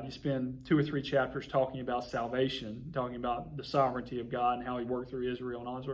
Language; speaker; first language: English; native; English